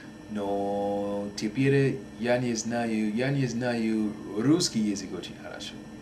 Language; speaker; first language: Russian; non-native, learner; English